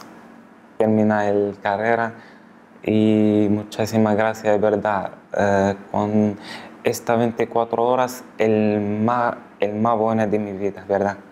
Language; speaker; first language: Spanish; non-native, learner; Arabic